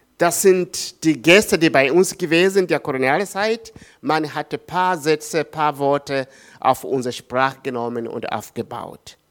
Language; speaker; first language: German; non-native, learner; Swahili